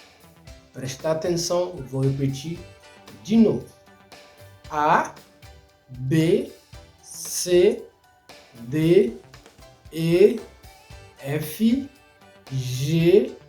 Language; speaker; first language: Portuguese; non-native, fluent; Haitian Creole